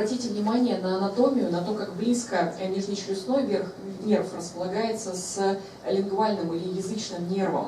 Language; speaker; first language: Russian; native; Russian